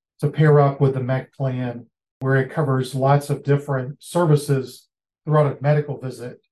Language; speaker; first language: English; native; English